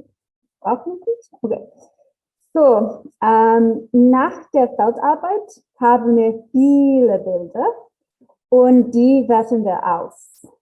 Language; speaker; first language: German; non-native, learner; English